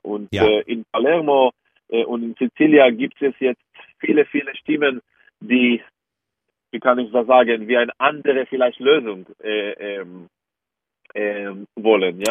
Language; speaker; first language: German; non-native, fluent; Hebrew